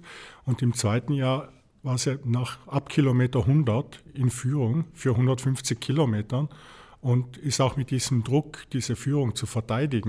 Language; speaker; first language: German; native; German